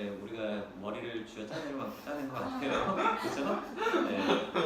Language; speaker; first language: Korean; native; Korean